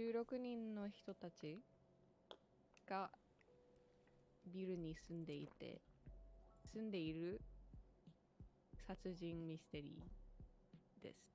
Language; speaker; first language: Japanese; non-native, fluent; English